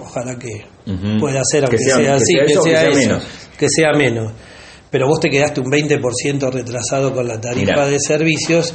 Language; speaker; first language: Spanish; native; Spanish